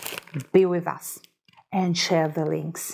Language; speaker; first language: English; non-native, fluent; Russian